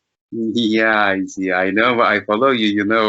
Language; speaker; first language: English; non-native, learner; Turkish